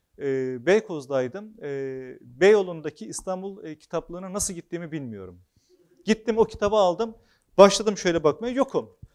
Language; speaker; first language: Turkish; native; Turkish